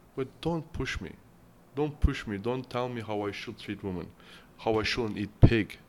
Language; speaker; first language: English; non-native, fluent; Turkish